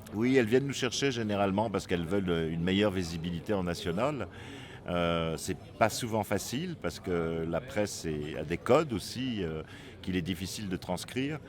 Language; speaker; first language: French; native; French